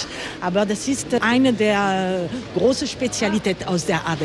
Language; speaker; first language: German; non-native, learner; French